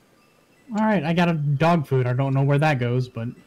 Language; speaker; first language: English; native; English